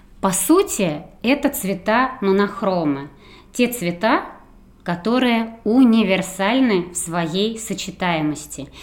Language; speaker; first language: Russian; native; Russian